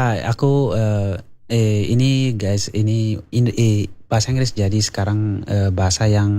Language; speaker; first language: Indonesian; non-native, learner; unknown